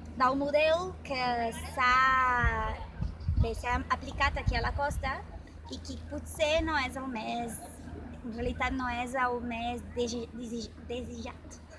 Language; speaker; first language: Catalan; non-native, fluent; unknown